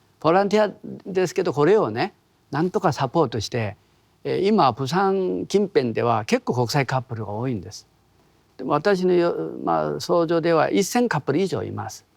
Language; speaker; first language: Japanese; non-native, fluent; Korean